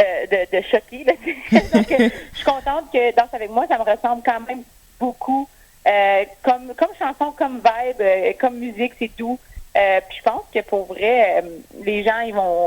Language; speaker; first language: French; native; French